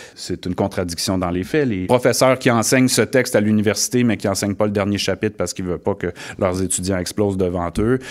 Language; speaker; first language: French; native; French